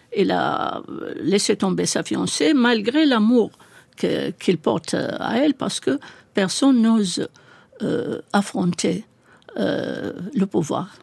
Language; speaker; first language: French; non-native, fluent; Arabic